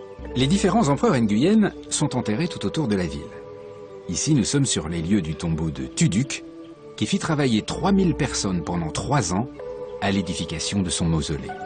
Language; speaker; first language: French; native; French